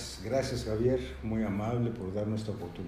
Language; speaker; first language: Spanish; native; Spanish